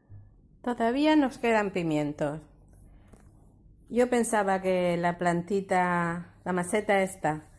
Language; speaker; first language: Spanish; native; Spanish